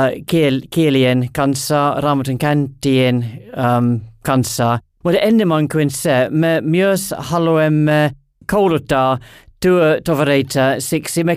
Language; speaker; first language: Finnish; non-native, learner; English